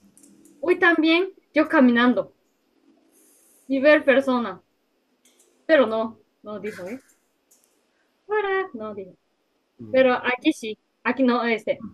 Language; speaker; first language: Spanish; non-native, learner; Japanese